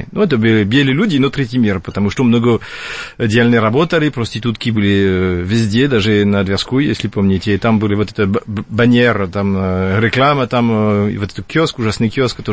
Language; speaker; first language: Russian; non-native, fluent; French